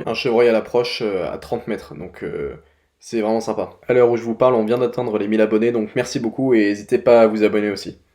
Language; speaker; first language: French; native; French